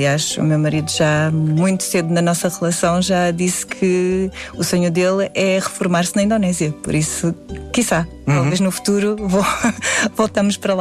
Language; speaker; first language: Portuguese; early bilingual, other home language; Indonesian